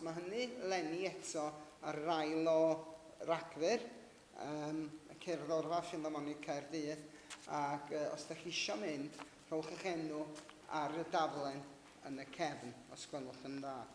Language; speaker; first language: Welsh; native; Welsh